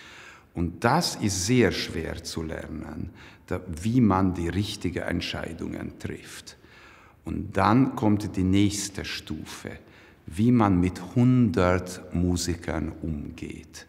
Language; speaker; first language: German; non-native, fluent; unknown